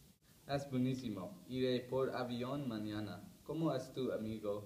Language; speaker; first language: Spanish; non-native, learner; English